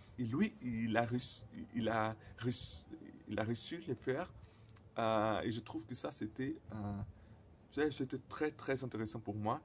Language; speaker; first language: French; non-native, fluent; Portuguese